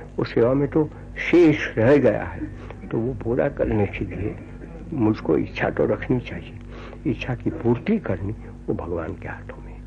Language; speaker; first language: Hindi; non-native, local second language; Gujarati